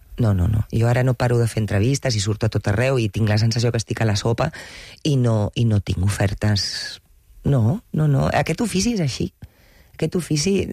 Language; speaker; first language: Catalan; non-native, local second language; Spanish